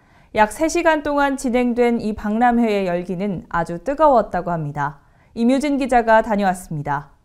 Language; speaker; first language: Korean; native; Korean